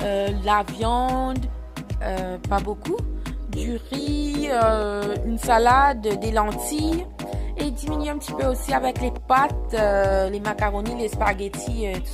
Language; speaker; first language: French; native; French